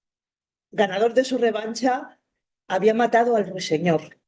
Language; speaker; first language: Spanish; native; Spanish